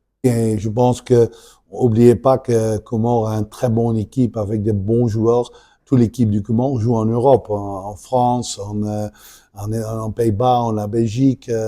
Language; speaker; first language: French; non-native, local second language; Dutch